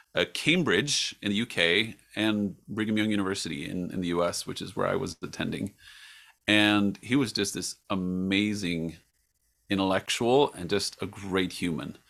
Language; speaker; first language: English; non-native, fluent; Swedish